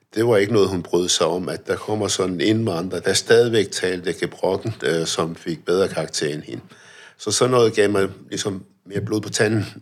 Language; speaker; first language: Danish; early bilingual, other home language; Arabic